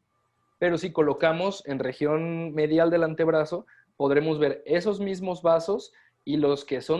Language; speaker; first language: Spanish; native; Spanish